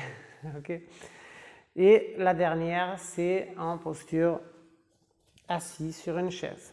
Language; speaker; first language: French; non-native, fluent; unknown